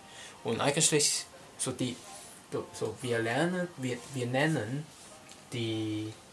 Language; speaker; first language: German; non-native, learner; Cantonese